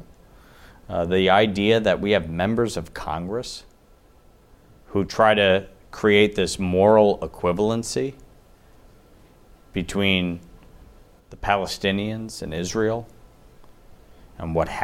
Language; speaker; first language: English; native; English